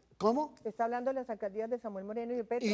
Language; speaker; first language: Spanish; native; Spanish